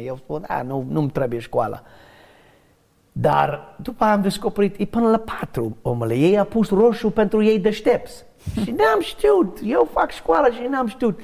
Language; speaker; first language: Romanian; non-native, learner; English